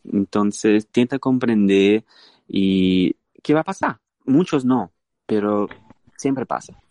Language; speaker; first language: Spanish; non-native, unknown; Portuguese